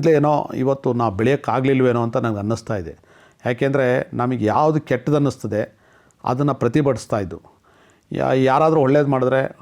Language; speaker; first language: Kannada; non-native, local second language; Telugu